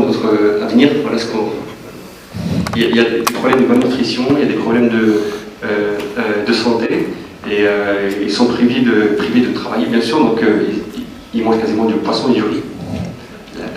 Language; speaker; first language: French; native; French